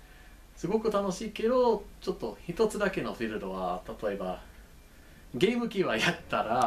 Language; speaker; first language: Japanese; non-native, learner; English